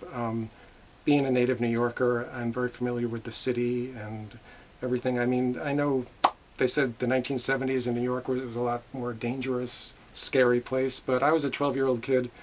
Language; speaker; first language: English; native; English